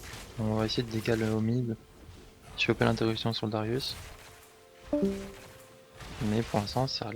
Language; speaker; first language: French; native; French